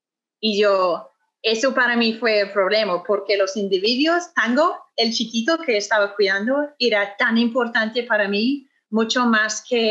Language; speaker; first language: Spanish; non-native, fluent; English